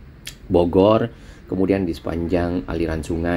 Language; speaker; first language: Indonesian; native; Indonesian